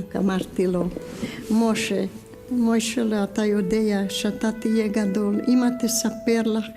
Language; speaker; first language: Hebrew; non-native, fluent; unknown